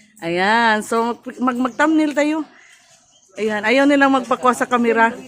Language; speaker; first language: Filipino; non-native, local second language; Cebuano